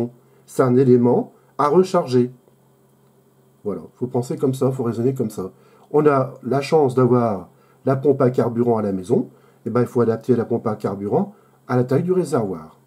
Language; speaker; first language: French; native; French